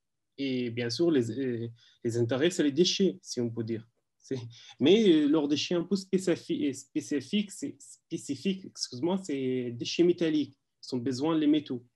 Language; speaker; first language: French; non-native, learner; Arabic